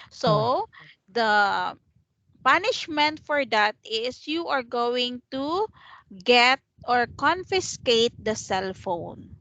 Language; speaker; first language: English; non-native, fluent; Vietnamese